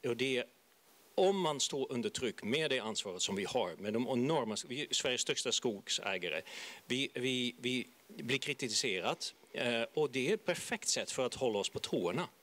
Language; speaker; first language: Swedish; non-native, fluent; Dutch